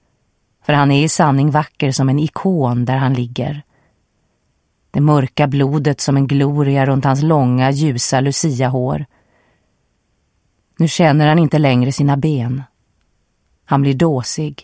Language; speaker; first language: Swedish; native; Swedish